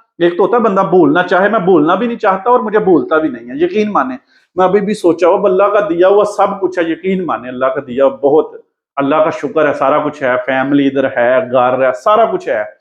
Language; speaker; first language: Urdu; non-native, local second language; Punjabi